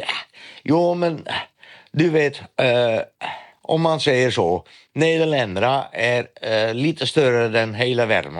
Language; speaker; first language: Swedish; non-native, learner; Dutch